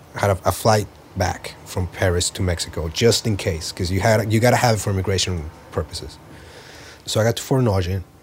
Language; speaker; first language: English; early bilingual, other home language; Spanish